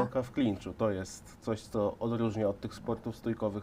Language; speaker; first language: Polish; native; Polish